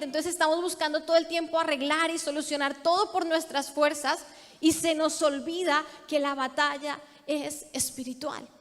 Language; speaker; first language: Spanish; native; Spanish